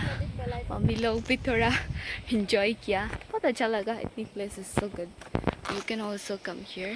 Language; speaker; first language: Hindi; non-native, local second language; Assamese